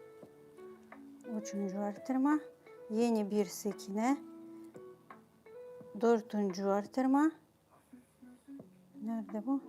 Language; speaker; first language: Turkish; non-native, fluent; Ukrainian